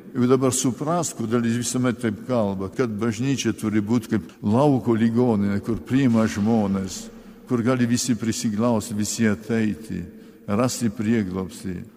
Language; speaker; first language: Lithuanian; early bilingual, heritage; Lithuanian